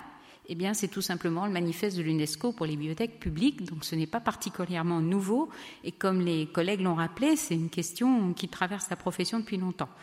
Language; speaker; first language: French; native; French